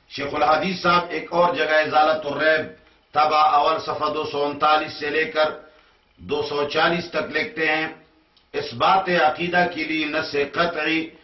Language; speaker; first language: Urdu; non-native, local second language; Pashto